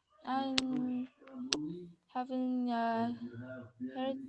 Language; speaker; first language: English; non-native, learner; Vietnamese